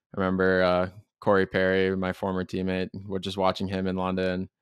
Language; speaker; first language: English; native; English